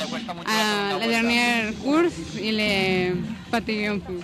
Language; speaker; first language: French; non-native, learner; Spanish